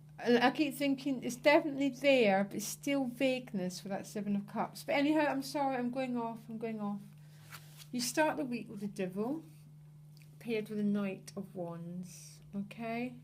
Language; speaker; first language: English; native; English